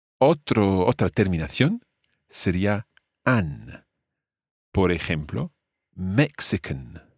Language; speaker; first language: Spanish; non-native, fluent; English